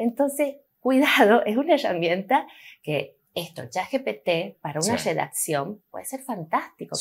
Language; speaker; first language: Spanish; native; Spanish